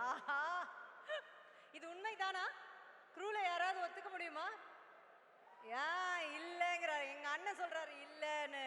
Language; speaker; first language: Tamil; native; Tamil